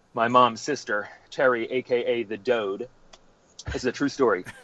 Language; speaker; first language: English; native; English